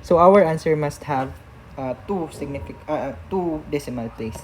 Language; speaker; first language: English; non-native, local second language; Cebuano